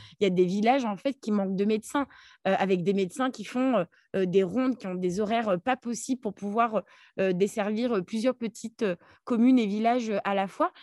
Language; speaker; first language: French; early bilingual, other home language; Arabic